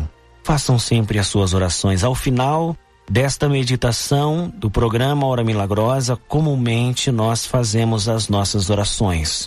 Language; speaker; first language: Portuguese; native; Portuguese